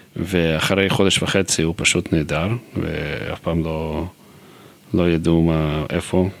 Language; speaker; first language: Hebrew; non-native, fluent; Russian